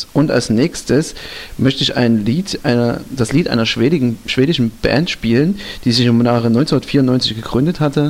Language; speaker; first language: German; native; German